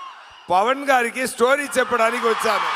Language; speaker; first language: Telugu; non-native, learner; Tamil